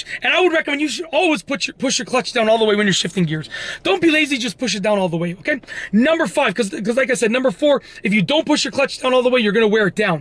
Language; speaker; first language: English; native; English